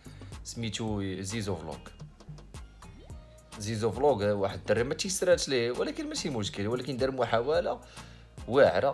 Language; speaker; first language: Arabic; native; Arabic